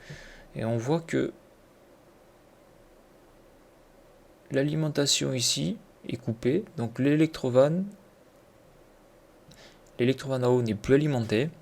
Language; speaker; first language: French; native; French